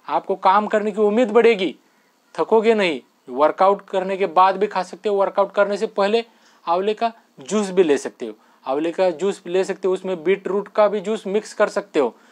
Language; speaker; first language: Hindi; non-native, local second language; Marathi